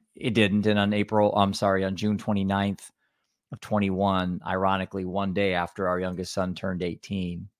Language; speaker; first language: English; native; English